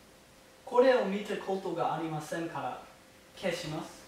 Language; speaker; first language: Japanese; non-native, learner; English